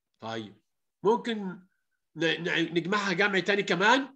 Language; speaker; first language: Arabic; native; Arabic